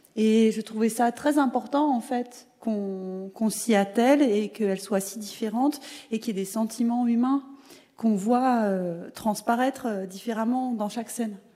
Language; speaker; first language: French; native; French